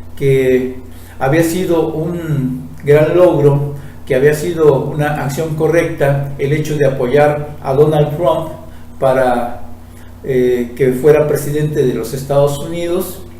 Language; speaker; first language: Spanish; native; Spanish